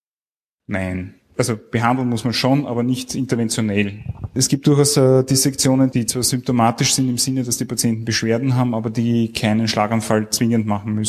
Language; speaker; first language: German; native; German